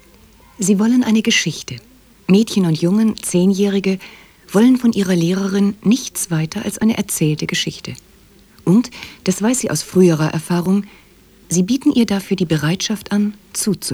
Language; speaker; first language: German; native; German